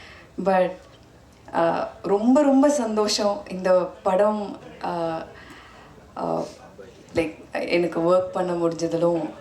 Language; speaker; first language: Tamil; non-native, fluent; Malayalam